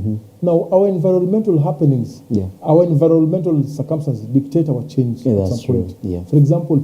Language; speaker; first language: English; non-native, local second language; Swahili